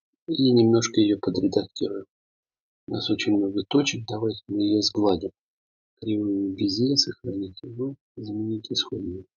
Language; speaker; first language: Russian; native; Russian